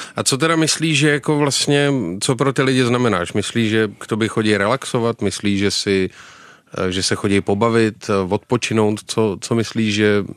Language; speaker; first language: Czech; early bilingual, other home language; Russian